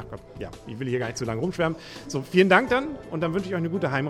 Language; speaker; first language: German; native; German